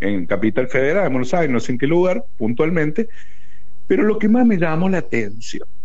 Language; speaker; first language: Spanish; native; Spanish